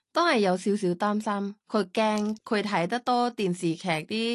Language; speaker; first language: Cantonese; non-native, learner; Thai